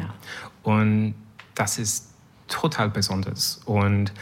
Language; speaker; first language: German; non-native, learner; French